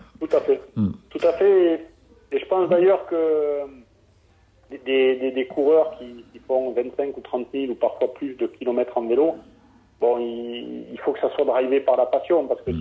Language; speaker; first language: French; native; French